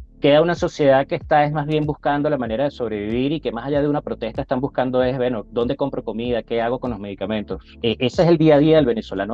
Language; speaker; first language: Spanish; native; Spanish